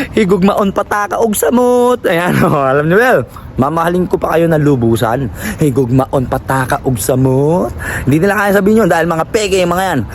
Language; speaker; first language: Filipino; non-native, local second language; Pampanga